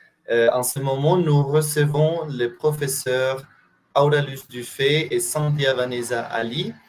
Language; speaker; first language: French; non-native, fluent; Spanish